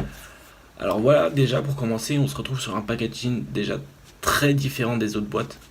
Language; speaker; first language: French; native; French